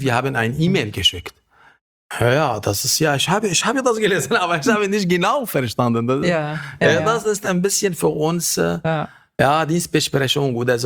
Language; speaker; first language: German; non-native, fluent; Arabic